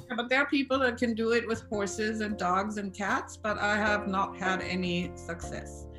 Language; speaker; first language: English; non-native, fluent; German